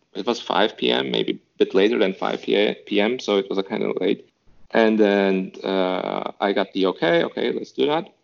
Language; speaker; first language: English; non-native, fluent; Turkish